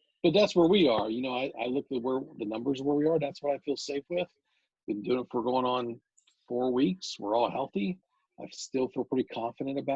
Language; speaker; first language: English; native; English